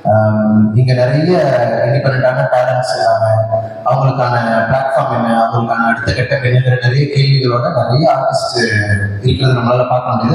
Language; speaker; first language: Tamil; native; Tamil